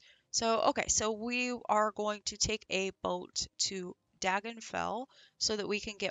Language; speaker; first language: English; native; English